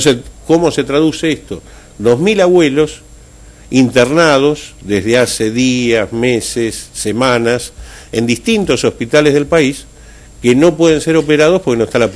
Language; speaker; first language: Spanish; native; Spanish